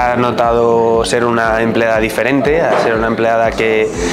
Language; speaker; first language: Spanish; native; Spanish